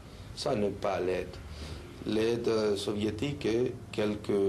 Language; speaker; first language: French; non-native, fluent; Spanish